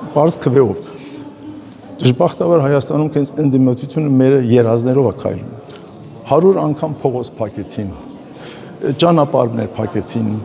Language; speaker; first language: Armenian; early bilingual, heritage; Armenian